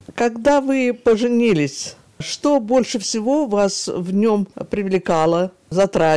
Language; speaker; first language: Russian; native; Russian